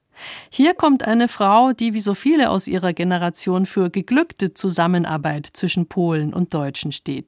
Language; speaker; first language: German; native; German